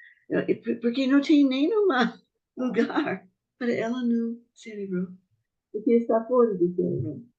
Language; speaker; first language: Portuguese; non-native, fluent; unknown